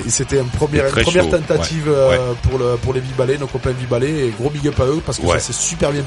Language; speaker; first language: French; native; French